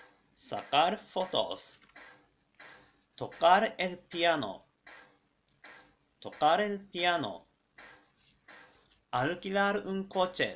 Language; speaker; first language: Spanish; non-native, fluent; Japanese